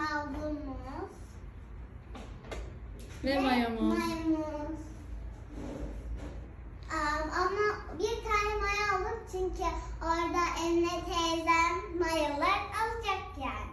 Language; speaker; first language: Turkish; early bilingual, heritage; Turkish